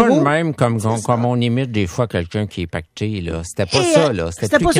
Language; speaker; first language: French; native; French